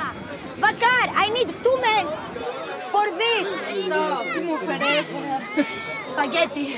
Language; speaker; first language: English; non-native, local second language; Greek